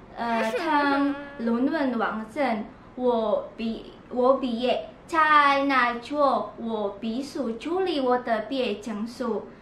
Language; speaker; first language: Chinese; non-native, learner; Indonesian